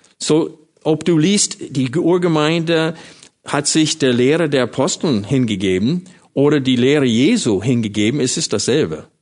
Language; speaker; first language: German; non-native, fluent; English